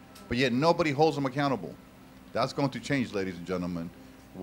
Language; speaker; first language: English; native; English